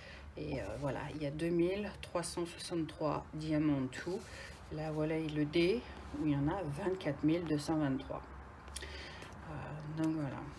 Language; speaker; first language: French; native; French